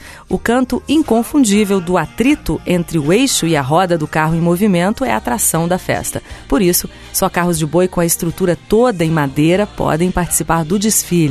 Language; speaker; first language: Portuguese; native; Portuguese